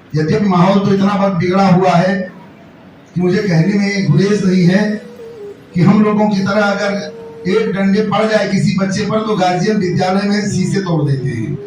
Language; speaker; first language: Hindi; native; Hindi